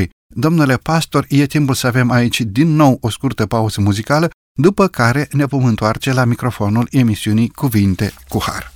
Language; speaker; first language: Romanian; native; Romanian